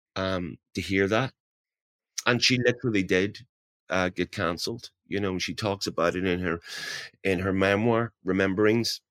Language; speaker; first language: English; native; English